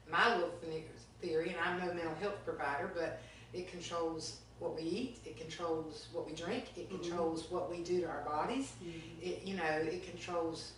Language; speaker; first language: English; native; English